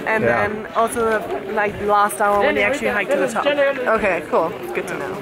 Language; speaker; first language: English; native; English